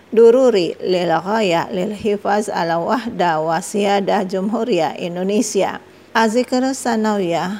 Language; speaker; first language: Arabic; non-native, learner; Indonesian